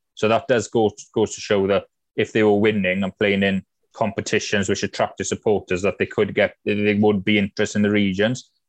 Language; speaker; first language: English; native; English